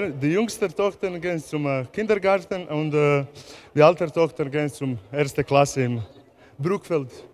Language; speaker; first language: German; non-native, learner; Croatian